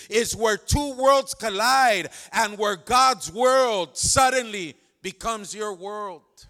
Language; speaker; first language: English; early bilingual, other home language; Spanish